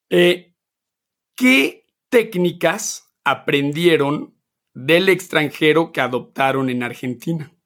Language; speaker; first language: Spanish; native; Spanish